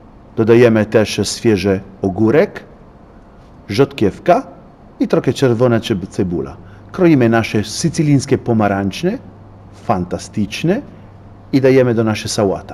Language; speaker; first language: Polish; non-native, learner; Italian